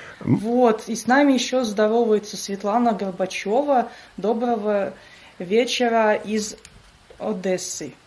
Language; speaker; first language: Russian; native; Russian